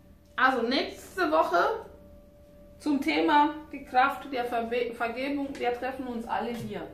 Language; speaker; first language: German; non-native, fluent; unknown